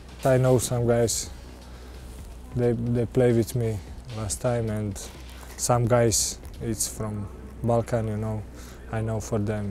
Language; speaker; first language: English; non-native, learner; Croatian